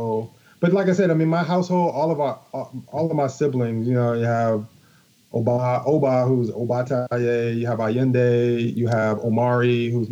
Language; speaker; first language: English; native; English